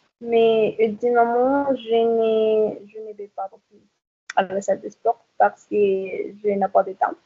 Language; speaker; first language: French; non-native, learner; Spanish